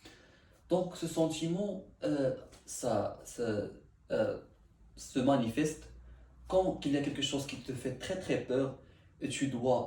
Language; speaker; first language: French; non-native, learner; Arabic